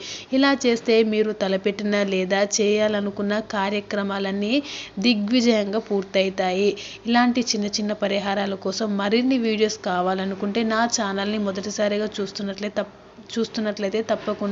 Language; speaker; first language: Telugu; native; Telugu